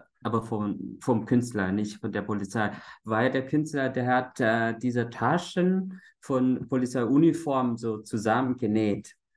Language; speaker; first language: German; non-native, fluent; Vietnamese